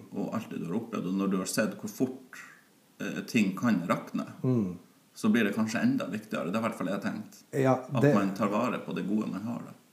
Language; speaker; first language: Norwegian; native; Norwegian